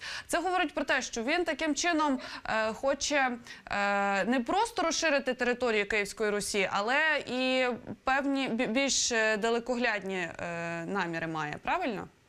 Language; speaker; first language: Ukrainian; native; Ukrainian